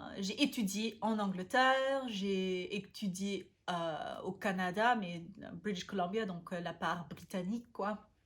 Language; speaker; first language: French; non-native, fluent; German